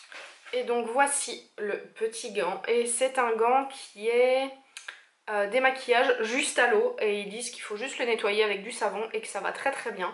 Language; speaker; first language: French; native; French